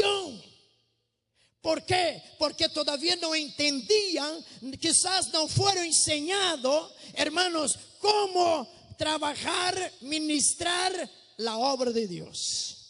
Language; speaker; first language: Spanish; non-native, fluent; Portuguese